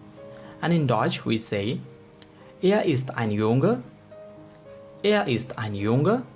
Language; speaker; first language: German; non-native, fluent; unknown